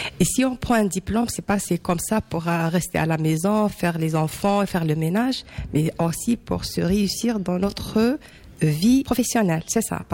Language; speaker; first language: French; non-native, local second language; Arabic